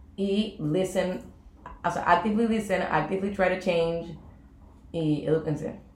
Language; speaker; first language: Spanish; native; Spanish